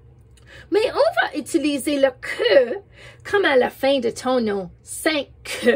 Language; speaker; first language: French; non-native, fluent; English